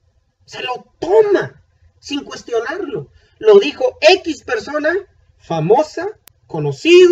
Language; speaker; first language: Spanish; native; Spanish